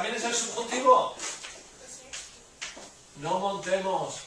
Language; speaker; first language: Spanish; non-native, fluent; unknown